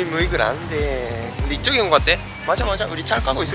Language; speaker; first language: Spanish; non-native, learner; Japanese